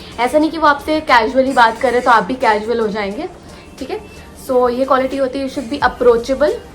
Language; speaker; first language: Hindi; native; Hindi